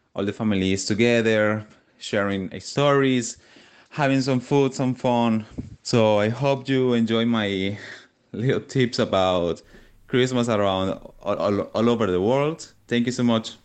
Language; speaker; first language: English; non-native, fluent; Spanish